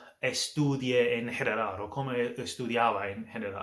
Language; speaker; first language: Spanish; non-native, learner; English